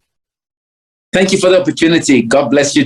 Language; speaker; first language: English; non-native, local second language; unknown